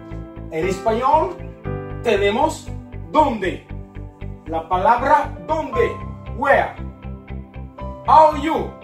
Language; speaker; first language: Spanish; non-native, fluent; Haitian Creole